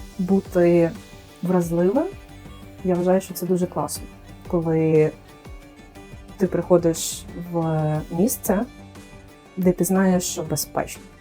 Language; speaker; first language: Ukrainian; native; Ukrainian